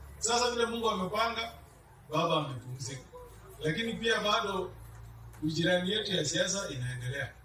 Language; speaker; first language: Swahili; non-native, local second language; Gusii